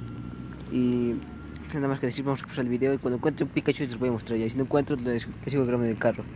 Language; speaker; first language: Spanish; native; Spanish